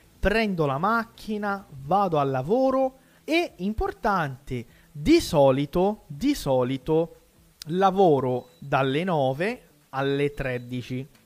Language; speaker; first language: Italian; non-native, fluent; Portuguese